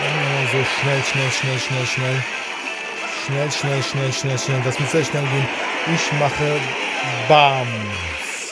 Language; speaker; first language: German; non-native, learner; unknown